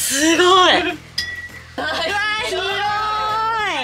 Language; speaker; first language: Japanese; native; Japanese